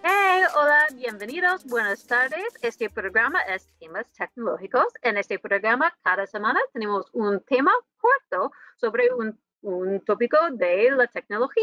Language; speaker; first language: Spanish; non-native, fluent; English